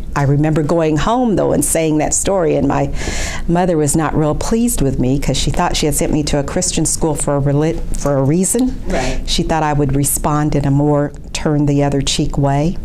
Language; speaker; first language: English; native; English